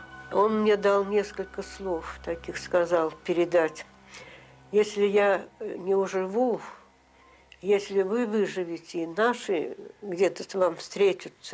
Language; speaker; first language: Russian; native; Russian